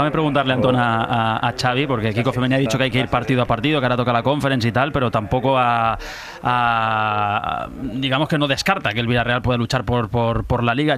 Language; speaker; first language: Spanish; native; Spanish